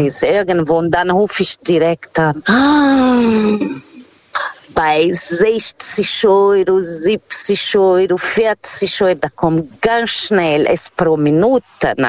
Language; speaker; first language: German; non-native, learner; Portuguese